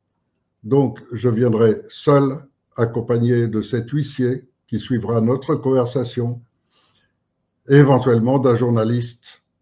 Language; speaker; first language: French; native; French